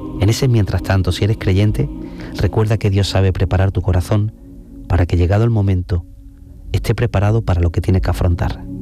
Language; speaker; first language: Spanish; native; Spanish